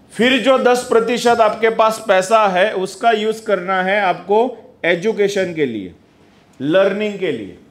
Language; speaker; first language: Hindi; non-native, local second language; Gujarati